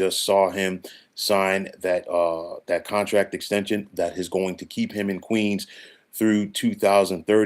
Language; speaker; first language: English; native; English